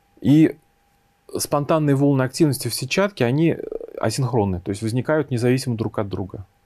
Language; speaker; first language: Russian; native; Russian